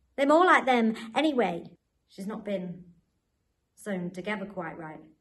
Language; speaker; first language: English; native; English